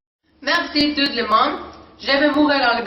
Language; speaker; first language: French; non-native, learner; Spanish